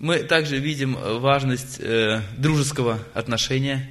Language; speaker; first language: Russian; native; Russian